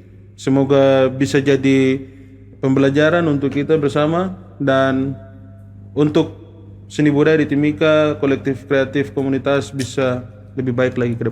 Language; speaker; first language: Malay; native; Malay